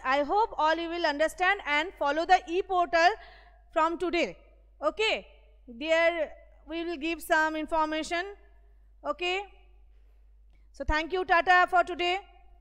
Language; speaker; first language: English; non-native, local second language; Bangla